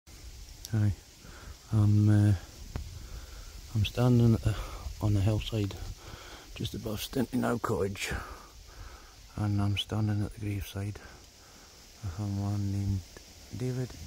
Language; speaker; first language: English; native; English